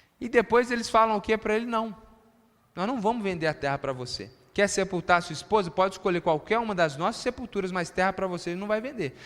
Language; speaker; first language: Portuguese; native; Portuguese